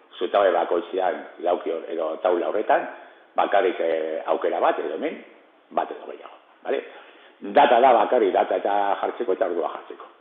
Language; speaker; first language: Basque; non-native, local second language; Spanish